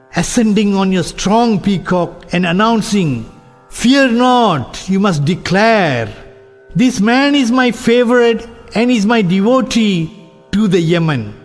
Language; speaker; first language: English; non-native, local second language; Tamil